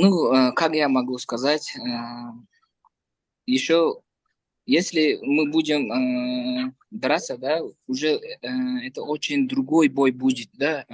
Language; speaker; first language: Russian; non-native, learner; Uzbek